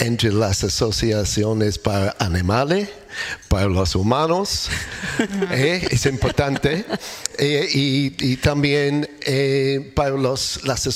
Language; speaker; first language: Spanish; non-native, learner; English